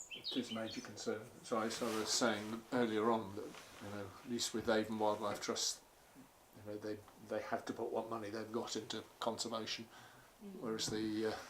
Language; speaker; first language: English; native; English